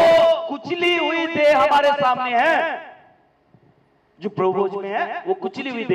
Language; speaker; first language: Hindi; native; Hindi